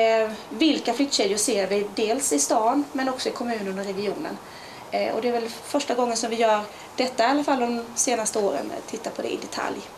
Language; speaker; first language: Swedish; native; Swedish